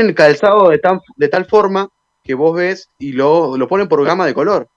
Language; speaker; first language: Spanish; native; Spanish